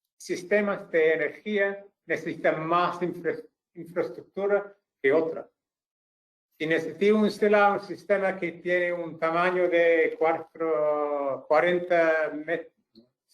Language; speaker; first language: Spanish; non-native, fluent; English